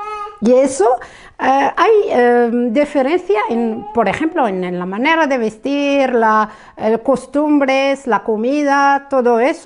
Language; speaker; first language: Spanish; non-native, fluent; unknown